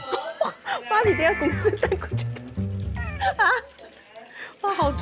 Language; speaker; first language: Chinese; native; Chinese